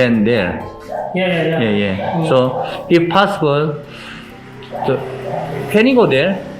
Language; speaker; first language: English; non-native, learner; Korean